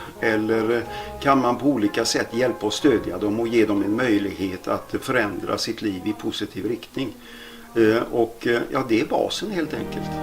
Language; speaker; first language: Swedish; native; Swedish